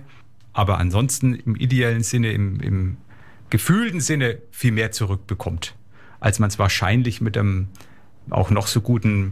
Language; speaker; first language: German; native; German